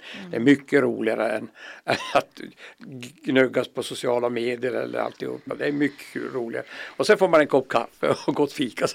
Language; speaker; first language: Swedish; native; Swedish